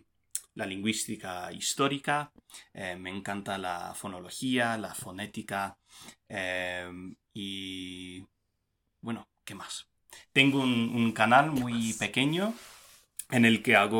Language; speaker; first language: Spanish; non-native, fluent; English